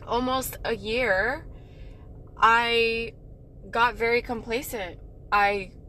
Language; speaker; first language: English; native; English